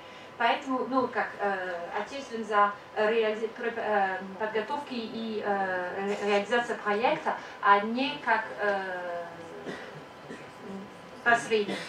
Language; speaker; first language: Russian; non-native, fluent; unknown